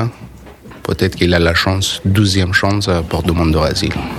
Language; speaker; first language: French; non-native, learner; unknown